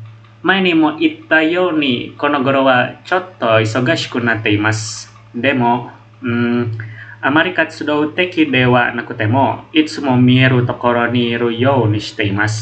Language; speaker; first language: Japanese; non-native, learner; Indonesian